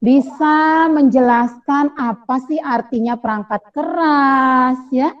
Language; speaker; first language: Indonesian; native; Indonesian